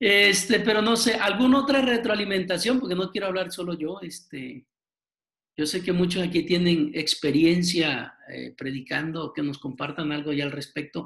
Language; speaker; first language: Spanish; native; Spanish